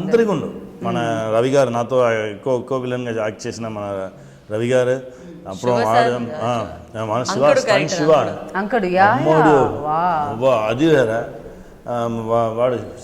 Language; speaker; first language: Telugu; non-native, local second language; Tamil